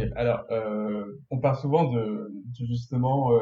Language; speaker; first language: French; non-native, local second language; Arabic